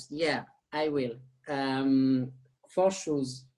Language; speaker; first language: English; non-native, learner; French